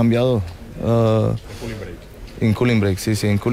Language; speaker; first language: Spanish; non-native, fluent; German